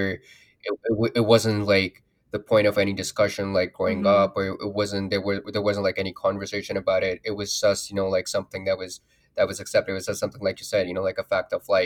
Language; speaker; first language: English; non-native, local second language; Urdu